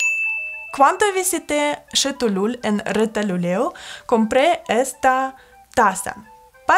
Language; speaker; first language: Spanish; non-native, fluent; Russian